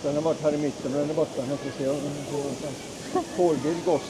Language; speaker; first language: Swedish; native; Swedish